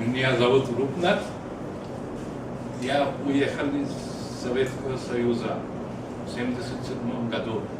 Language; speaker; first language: Russian; non-native, fluent; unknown